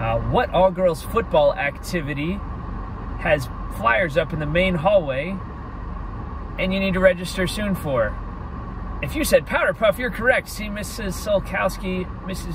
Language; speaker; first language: English; native; English